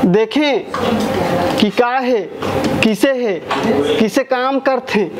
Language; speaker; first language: Hindi; native; Hindi